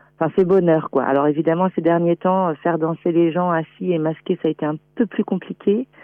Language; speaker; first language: French; native; French